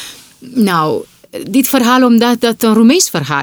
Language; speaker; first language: Dutch; non-native, fluent; Romanian